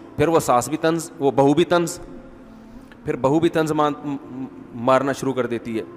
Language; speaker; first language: Urdu; native; Urdu